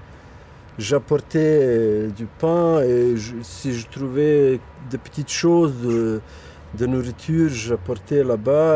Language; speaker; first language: French; non-native, fluent; Bosnian